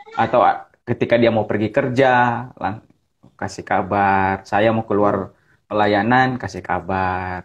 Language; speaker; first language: Indonesian; native; Indonesian